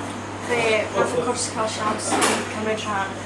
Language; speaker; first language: Welsh; non-native, local second language; English